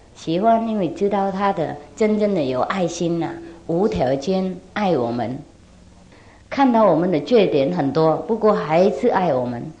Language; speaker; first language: Chinese; non-native, fluent; Vietnamese